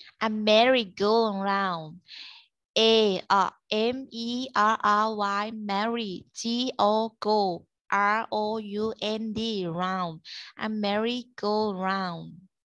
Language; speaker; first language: English; non-native, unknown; Thai